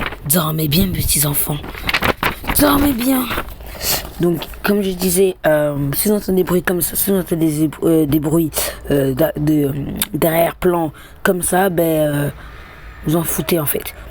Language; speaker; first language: French; native; French